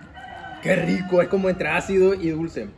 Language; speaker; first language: Spanish; native; Spanish